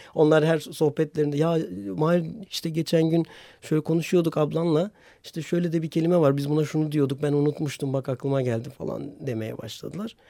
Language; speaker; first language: Turkish; non-native, local second language; Armenian